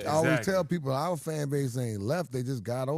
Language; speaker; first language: English; native; English